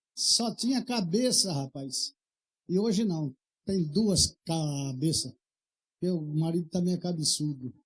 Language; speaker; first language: Portuguese; native; Portuguese